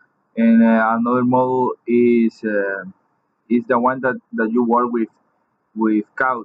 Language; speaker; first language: English; non-native, fluent; Spanish